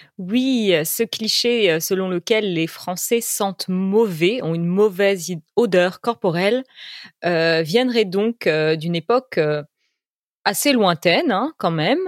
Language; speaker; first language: French; native; French